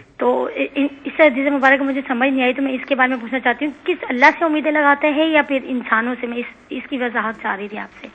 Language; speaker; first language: Urdu; native; Urdu